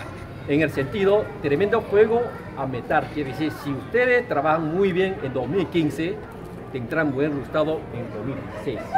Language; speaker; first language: Spanish; non-native, fluent; Chinese